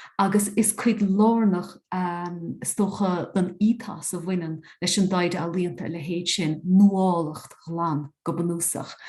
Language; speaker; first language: Irish; native; Irish